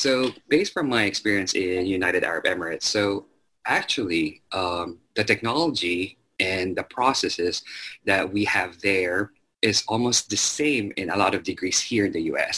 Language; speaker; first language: English; non-native, local second language; Chavacano